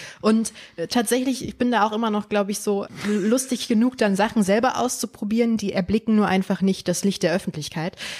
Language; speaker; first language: German; early bilingual, other home language; Polish